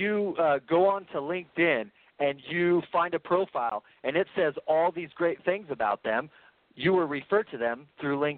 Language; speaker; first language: English; native; English